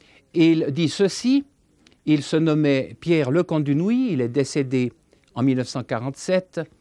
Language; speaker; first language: French; native; French